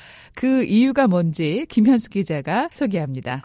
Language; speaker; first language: Korean; native; Korean